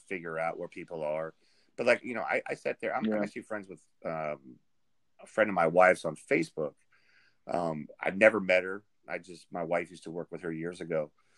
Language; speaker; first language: English; native; English